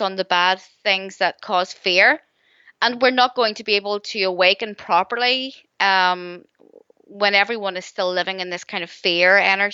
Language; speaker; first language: English; native; English